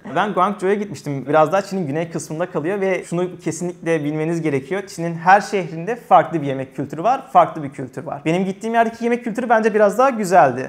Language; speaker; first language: Turkish; native; Turkish